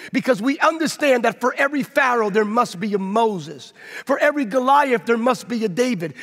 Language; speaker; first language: English; native; English